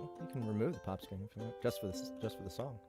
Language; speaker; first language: English; native; English